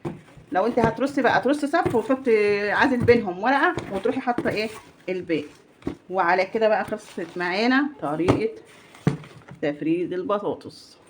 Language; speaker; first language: Arabic; native; Arabic